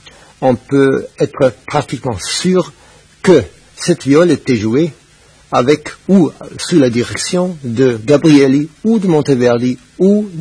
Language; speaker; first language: French; non-native, fluent; Spanish